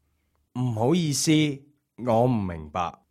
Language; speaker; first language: Cantonese; non-native, learner; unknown